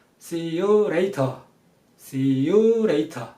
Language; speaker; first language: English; non-native, fluent; Korean